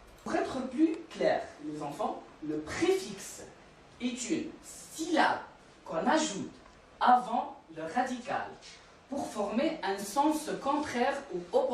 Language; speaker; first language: French; non-native, local second language; Arabic